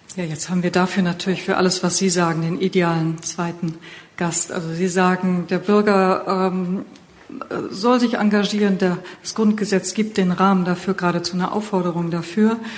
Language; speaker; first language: German; native; German